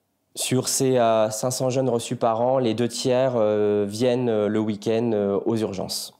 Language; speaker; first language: French; native; French